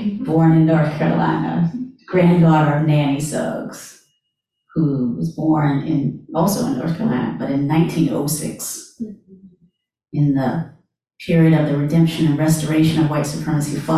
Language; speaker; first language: English; native; English